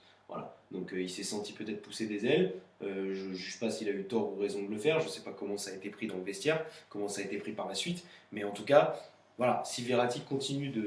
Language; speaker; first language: French; native; French